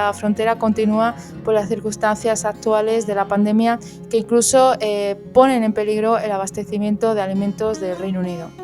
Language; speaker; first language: Spanish; native; Spanish